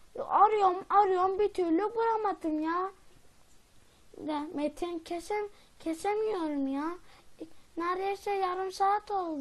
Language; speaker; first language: Turkish; native; Turkish